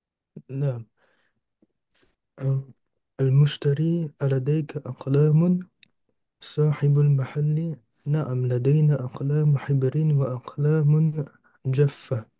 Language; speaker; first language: Arabic; non-native, learner; French